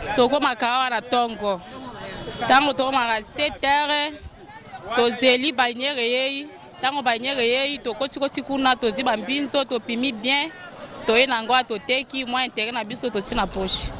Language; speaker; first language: Lingala; native; Lingala